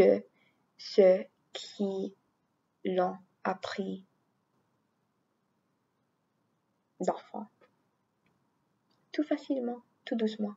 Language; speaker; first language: French; non-native, learner; English